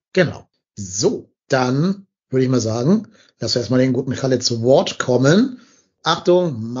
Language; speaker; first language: German; native; German